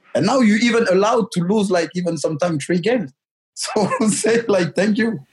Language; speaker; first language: English; non-native, fluent; French